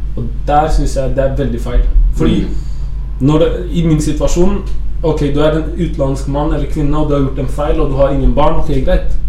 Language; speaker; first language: Norwegian; early bilingual, other home language; Arabic